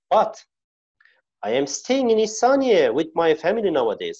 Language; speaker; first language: English; non-native, fluent; Turkish